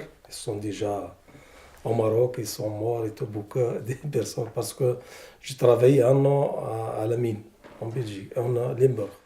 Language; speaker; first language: French; non-native, learner; Arabic